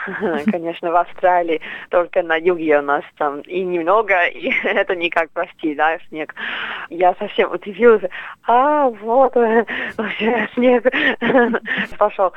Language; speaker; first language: Russian; non-native, fluent; English